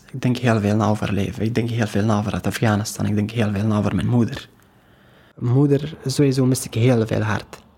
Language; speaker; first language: Dutch; non-native, learner; Persian